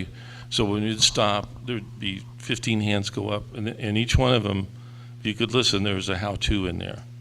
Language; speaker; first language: English; native; English